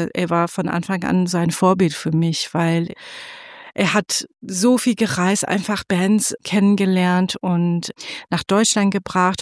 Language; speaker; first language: German; non-native, fluent; Persian